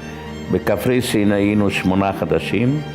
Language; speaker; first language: Hebrew; non-native, fluent; Yiddish